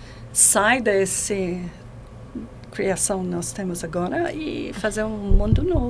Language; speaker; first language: Portuguese; non-native, fluent; English